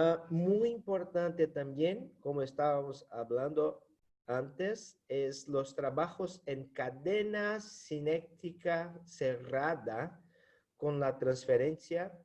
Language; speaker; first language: Spanish; non-native, fluent; Portuguese